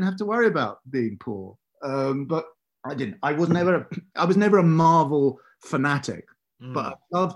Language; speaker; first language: English; native; English